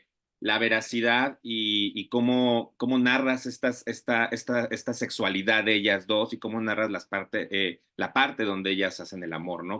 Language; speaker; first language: Spanish; native; Spanish